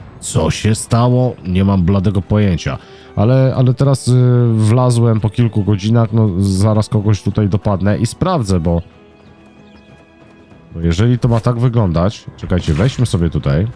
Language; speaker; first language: Polish; native; Polish